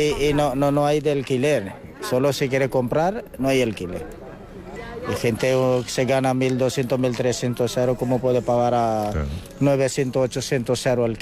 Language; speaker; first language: Spanish; non-native, learner; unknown